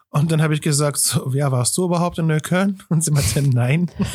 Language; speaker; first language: German; non-native, fluent; Arabic